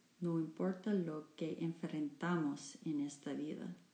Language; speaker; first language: Spanish; non-native, learner; English